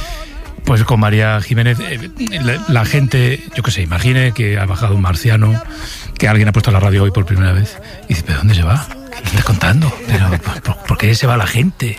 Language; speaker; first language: Spanish; native; Spanish